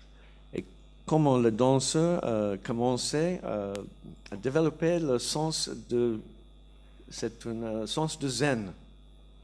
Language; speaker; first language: French; non-native, learner; English